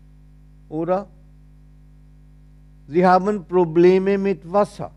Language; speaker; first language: German; non-native, fluent; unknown